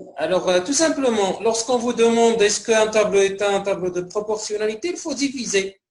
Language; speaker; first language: French; non-native, local second language; Arabic